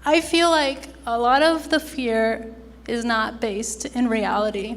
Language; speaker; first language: English; native; English